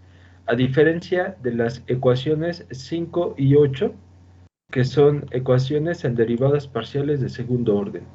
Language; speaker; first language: Spanish; native; Spanish